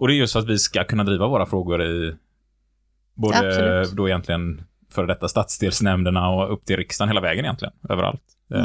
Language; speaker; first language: Swedish; native; Swedish